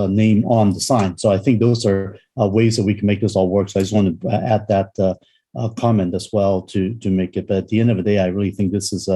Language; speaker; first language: English; non-native, local second language; Cantonese